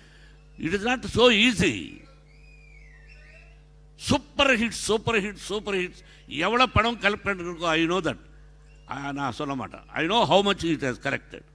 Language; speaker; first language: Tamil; non-native, learner; Telugu